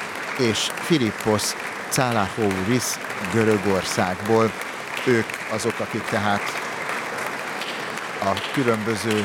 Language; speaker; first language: Hungarian; native; Hungarian